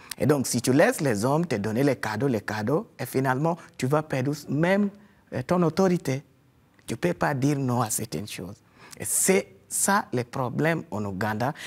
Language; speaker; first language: French; non-native, fluent; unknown